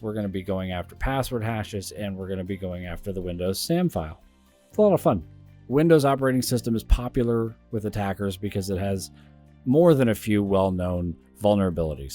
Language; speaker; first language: English; native; English